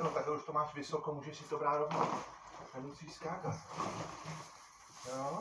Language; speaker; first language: Czech; native; Czech